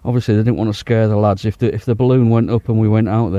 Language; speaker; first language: English; native; English